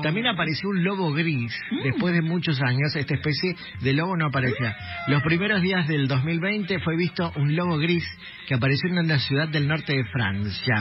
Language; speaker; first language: Spanish; native; Spanish